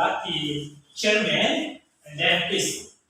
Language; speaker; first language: English; non-native, learner; Indonesian